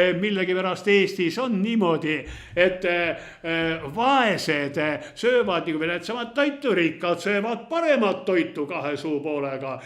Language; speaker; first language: Estonian; non-native, local second language; Russian